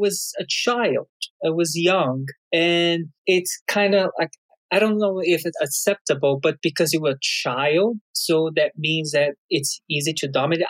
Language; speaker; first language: English; non-native, fluent; Portuguese